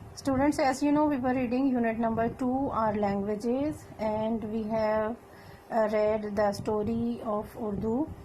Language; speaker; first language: English; non-native, local second language; Urdu